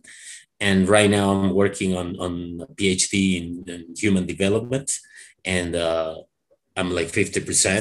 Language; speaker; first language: English; non-native, fluent; Spanish